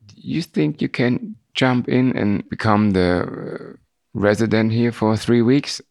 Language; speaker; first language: English; non-native, fluent; German